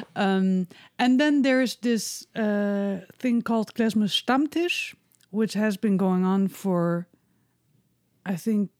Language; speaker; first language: English; non-native, fluent; Dutch